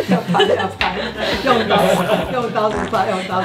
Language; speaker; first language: Chinese; native; Chinese